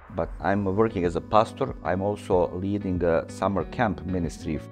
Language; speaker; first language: English; non-native, fluent; Bosnian